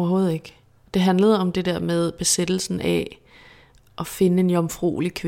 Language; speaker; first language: Danish; native; Danish